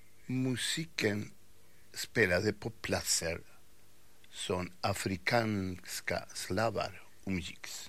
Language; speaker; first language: Swedish; non-native, fluent; Spanish